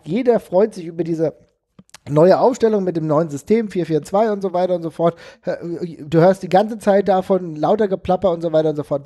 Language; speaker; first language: German; native; German